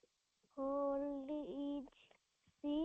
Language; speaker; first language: English; non-native, learner; Odia